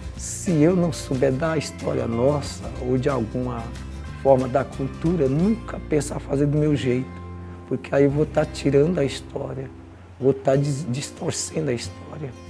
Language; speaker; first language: Portuguese; non-native, local second language; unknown